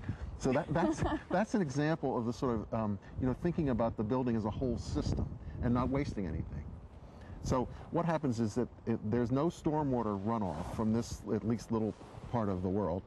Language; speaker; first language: English; native; English